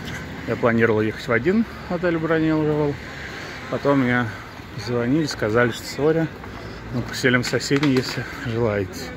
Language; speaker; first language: Russian; native; Russian